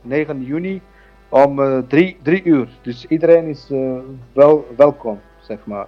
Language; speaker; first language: Dutch; non-native, learner; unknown